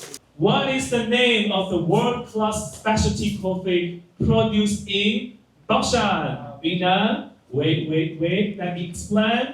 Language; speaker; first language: English; non-native, fluent; Chinese